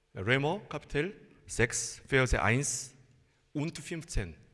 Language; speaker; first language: German; non-native, learner; Korean